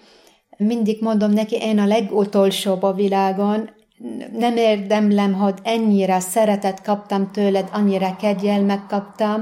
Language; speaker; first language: Hungarian; non-native, fluent; Arabic